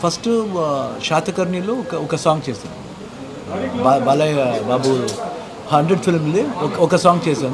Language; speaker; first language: Telugu; non-native, learner; Kannada